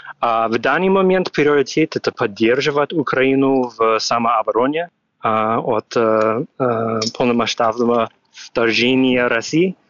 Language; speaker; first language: Russian; non-native, fluent; English